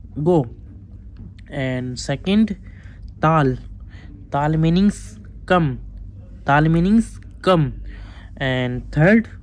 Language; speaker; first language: English; non-native, learner; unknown